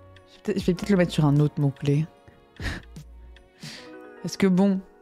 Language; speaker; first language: French; native; French